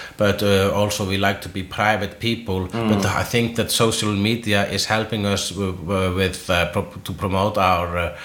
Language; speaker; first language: English; non-native, fluent; Icelandic